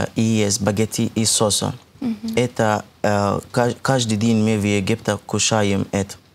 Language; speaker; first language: Russian; non-native, fluent; Arabic